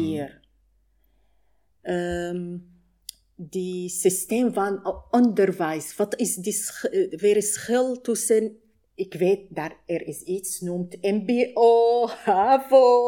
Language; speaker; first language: Dutch; non-native, learner; Arabic